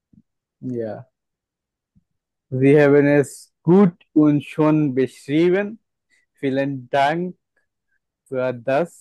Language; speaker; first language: German; non-native, fluent; Bangla